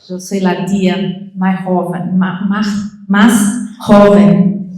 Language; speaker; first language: Spanish; non-native, learner; Portuguese